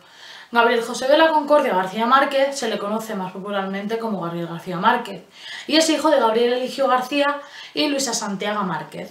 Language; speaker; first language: Spanish; native; Spanish